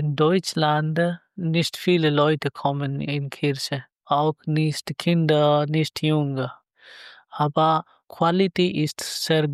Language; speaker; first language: German; non-native, learner; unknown